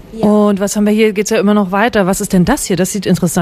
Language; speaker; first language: German; native; German